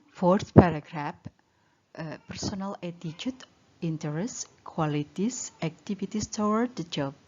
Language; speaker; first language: English; non-native, learner; Indonesian